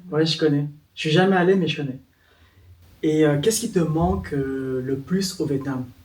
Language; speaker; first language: French; early bilingual, other home language; Vietnamese